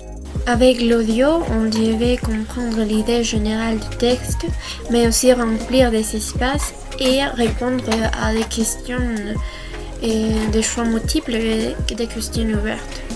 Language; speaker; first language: French; non-native, fluent; Spanish